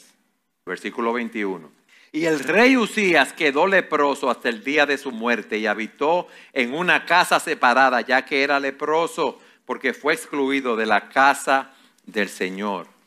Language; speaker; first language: Spanish; native; Spanish